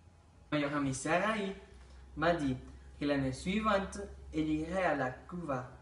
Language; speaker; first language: French; non-native, learner; Spanish